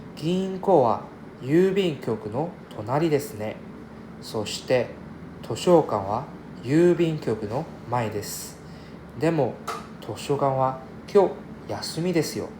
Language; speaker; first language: Japanese; non-native, fluent; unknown